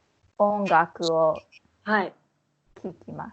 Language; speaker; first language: Japanese; non-native, fluent; English